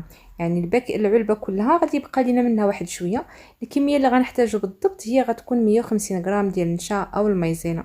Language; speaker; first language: Arabic; native; Arabic